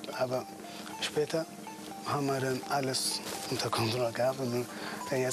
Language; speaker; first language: German; non-native, fluent; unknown